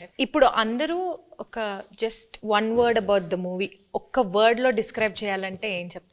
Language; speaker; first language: Telugu; native; Telugu